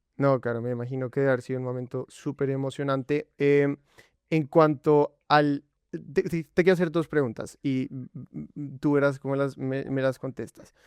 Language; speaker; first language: Spanish; native; Spanish